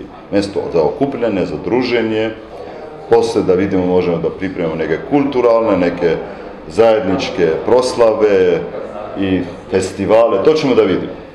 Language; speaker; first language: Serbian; non-native, fluent; Armenian